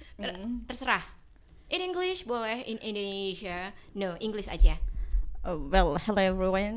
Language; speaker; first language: English; non-native, learner; Javanese